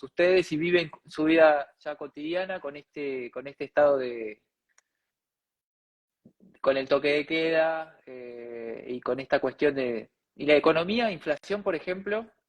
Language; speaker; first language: Spanish; native; Spanish